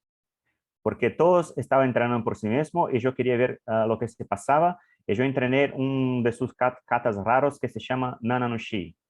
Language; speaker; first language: Spanish; non-native, learner; English